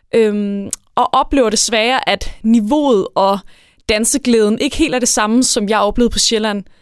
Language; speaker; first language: Danish; native; Danish